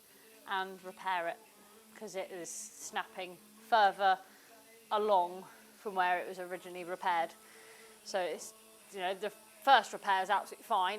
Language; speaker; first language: English; native; English